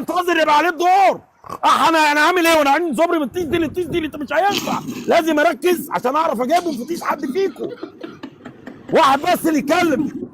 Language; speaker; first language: Arabic; native; Arabic